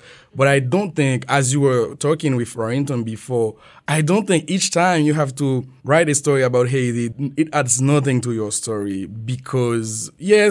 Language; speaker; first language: English; non-native, fluent; French